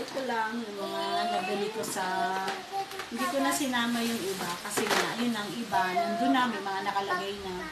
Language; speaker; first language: Filipino; native; Filipino